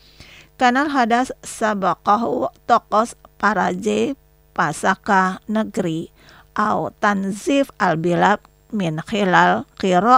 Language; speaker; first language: Arabic; non-native, local second language; Indonesian